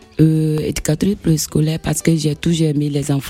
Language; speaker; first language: French; non-native, local second language; Mandingo